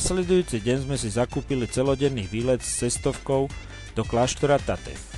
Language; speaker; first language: Slovak; native; Slovak